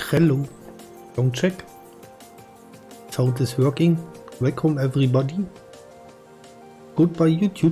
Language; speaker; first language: English; non-native, learner; German